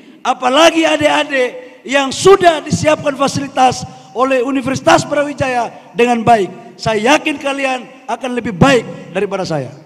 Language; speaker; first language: Indonesian; native; Indonesian